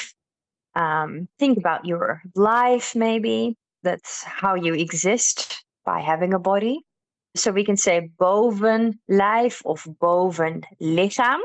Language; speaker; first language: English; non-native, fluent; Dutch